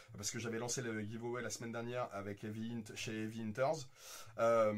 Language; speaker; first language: French; native; French